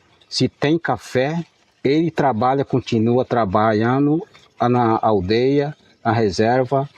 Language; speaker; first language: Portuguese; non-native, local second language; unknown